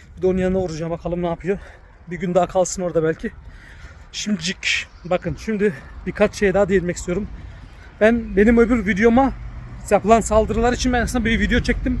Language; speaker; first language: Turkish; early bilingual, heritage; Turkish